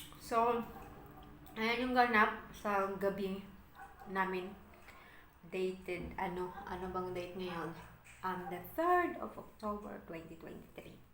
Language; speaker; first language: Filipino; native; Filipino